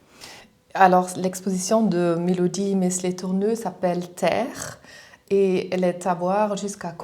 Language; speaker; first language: French; non-native, fluent; German